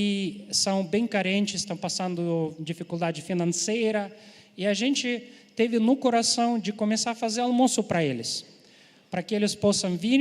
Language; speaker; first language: Portuguese; non-native, fluent; Ukrainian